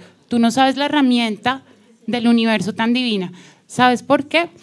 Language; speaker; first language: Spanish; native; Spanish